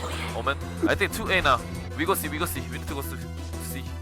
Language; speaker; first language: English; non-native, learner; Korean